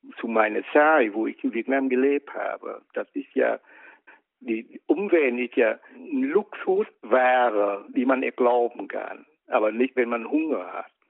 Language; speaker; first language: German; non-native, fluent; Vietnamese